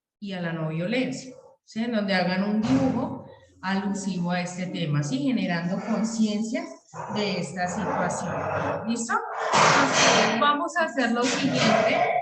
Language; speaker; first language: Spanish; native; Spanish